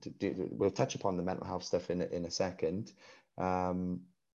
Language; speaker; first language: English; native; English